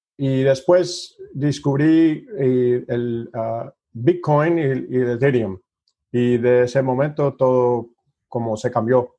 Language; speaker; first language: Spanish; early bilingual, heritage; English